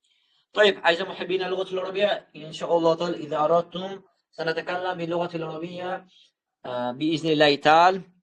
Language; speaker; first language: Arabic; non-native, fluent; Uzbek